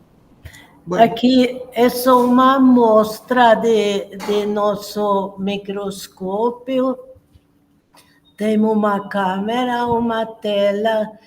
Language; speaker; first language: Portuguese; non-native, fluent; Swedish